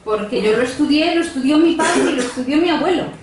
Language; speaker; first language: Spanish; native; Spanish